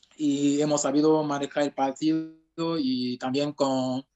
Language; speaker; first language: Spanish; non-native, fluent; French